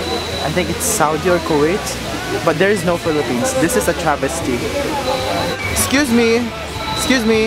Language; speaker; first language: English; non-native, local second language; Filipino